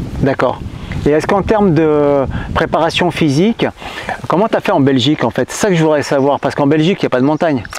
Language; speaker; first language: French; native; French